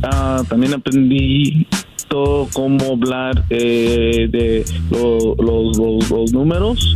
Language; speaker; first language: Spanish; non-native, learner; English